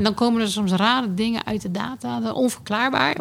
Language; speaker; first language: Dutch; native; Dutch